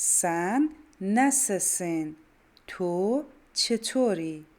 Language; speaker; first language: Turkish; non-native, fluent; Persian